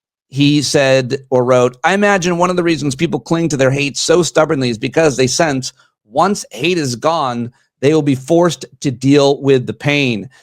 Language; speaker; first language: English; native; English